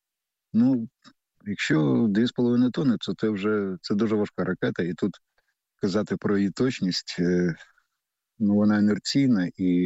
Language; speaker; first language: Ukrainian; native; Ukrainian